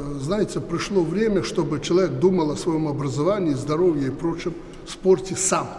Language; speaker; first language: Russian; native; Russian